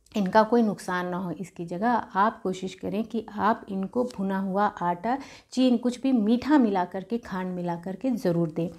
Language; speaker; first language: Hindi; native; Hindi